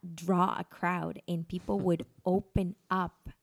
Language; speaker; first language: English; non-native, fluent; Spanish